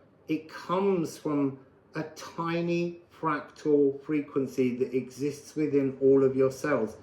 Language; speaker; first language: English; native; English